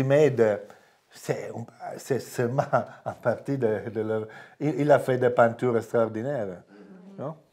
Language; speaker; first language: French; non-native, fluent; Italian